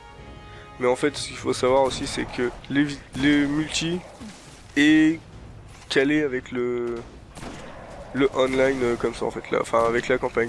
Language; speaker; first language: French; native; French